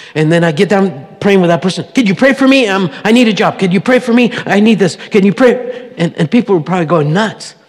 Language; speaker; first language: English; early bilingual, other home language; Spanish